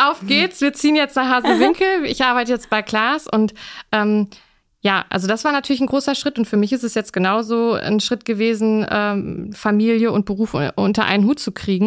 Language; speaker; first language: German; native; German